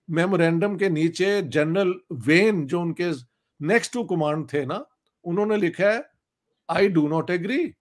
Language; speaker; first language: Urdu; non-native, local second language; Punjabi